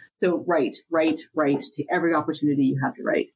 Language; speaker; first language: English; native; English